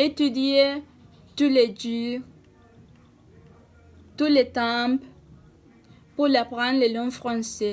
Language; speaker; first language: French; non-native, learner; Spanish